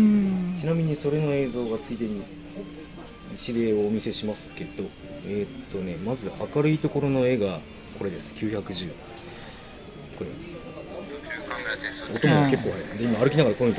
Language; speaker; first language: Japanese; native; Japanese